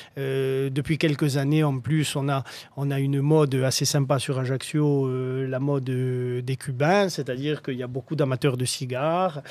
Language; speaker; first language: French; native; French